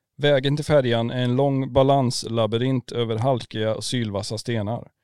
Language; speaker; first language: Swedish; native; Swedish